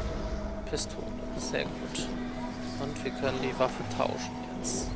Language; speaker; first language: German; native; German